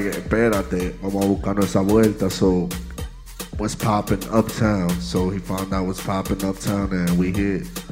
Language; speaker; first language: English; early bilingual, other home language; Spanish